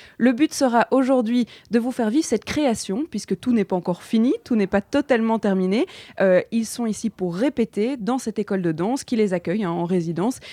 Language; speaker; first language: French; native; French